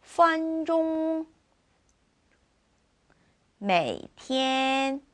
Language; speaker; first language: Chinese; non-native, fluent; Korean